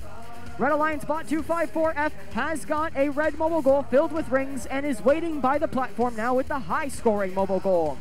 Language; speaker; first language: English; native; English